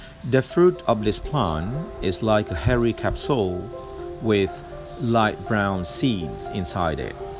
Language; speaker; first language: English; non-native, fluent; Balinese